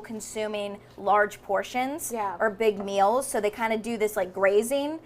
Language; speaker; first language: English; native; English